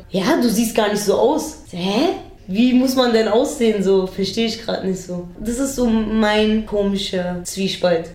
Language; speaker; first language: German; early bilingual, other home language; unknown